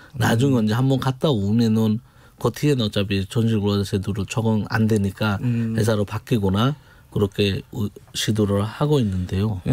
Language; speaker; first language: Korean; non-native, fluent; Bangla